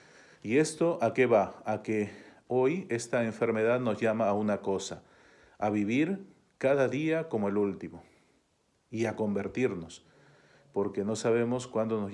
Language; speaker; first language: Spanish; native; Spanish